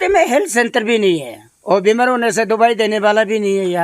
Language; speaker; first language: Hindi; non-native, local second language; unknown